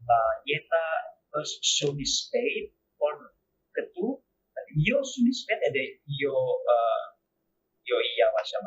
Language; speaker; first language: Albanian; non-native, learner; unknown